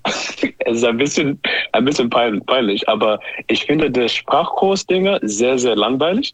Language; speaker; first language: German; non-native, learner; English